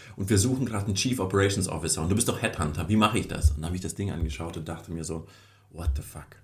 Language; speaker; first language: German; early bilingual, other home language; Russian